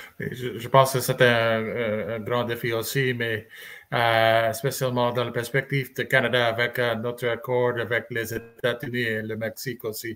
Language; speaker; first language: French; non-native, learner; English